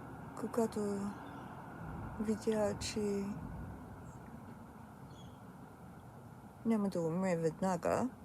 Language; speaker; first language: Bulgarian; early bilingual, heritage; Bulgarian